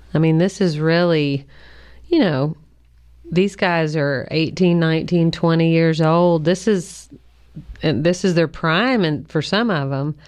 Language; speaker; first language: English; native; English